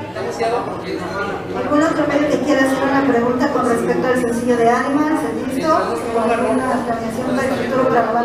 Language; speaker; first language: Spanish; native; Spanish